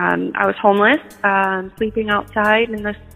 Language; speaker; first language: English; native; English